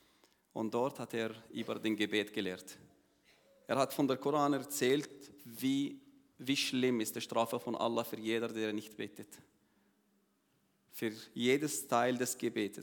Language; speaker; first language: German; non-native, learner; Arabic